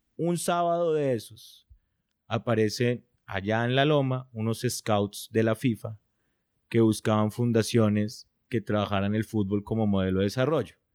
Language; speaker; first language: Spanish; native; Spanish